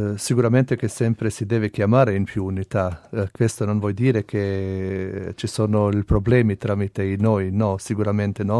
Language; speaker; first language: Italian; non-native, fluent; Albanian